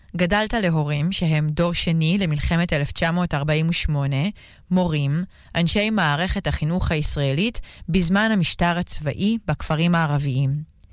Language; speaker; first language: Hebrew; native; Hebrew